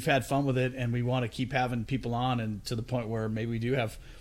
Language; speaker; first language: English; native; English